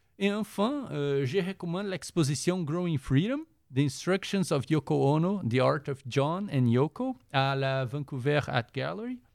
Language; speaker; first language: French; non-native, fluent; Portuguese